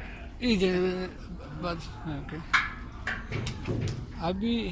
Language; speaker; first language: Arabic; non-native, learner; Urdu